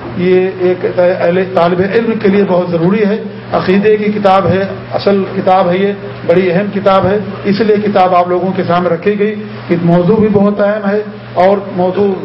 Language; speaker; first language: Urdu; native; Urdu